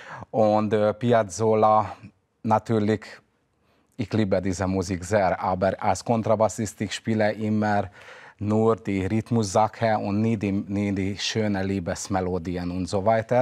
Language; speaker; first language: German; non-native, fluent; Hungarian